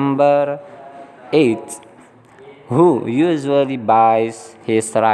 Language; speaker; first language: English; non-native, fluent; Indonesian